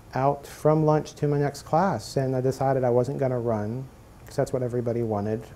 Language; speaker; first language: English; native; English